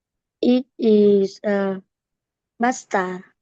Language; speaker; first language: English; non-native, learner; Vietnamese